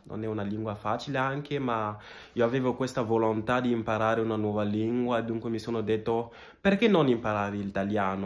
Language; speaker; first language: Italian; non-native, fluent; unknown